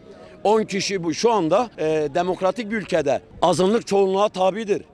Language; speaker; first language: Turkish; native; Turkish